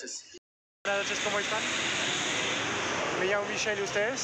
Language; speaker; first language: Spanish; non-native, fluent; French